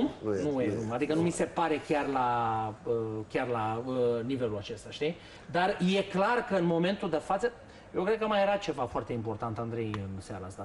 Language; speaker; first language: Romanian; native; Romanian